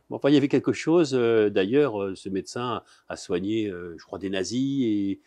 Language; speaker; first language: French; native; French